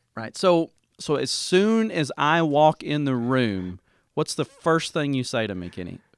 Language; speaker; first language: English; native; English